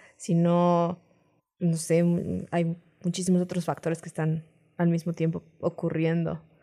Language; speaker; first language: Spanish; native; Spanish